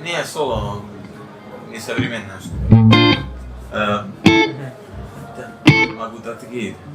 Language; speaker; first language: Russian; non-native, fluent; Italian